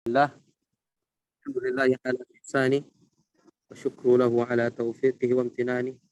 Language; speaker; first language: Arabic; non-native, fluent; Indonesian